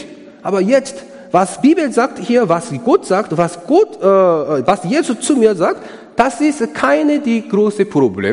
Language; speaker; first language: German; non-native, learner; Korean